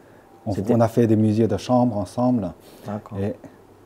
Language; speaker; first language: French; non-native, fluent; Chinese